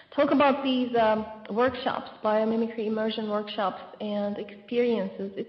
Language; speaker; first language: English; non-native, fluent; Turkish